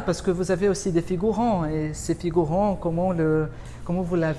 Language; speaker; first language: French; non-native, fluent; Portuguese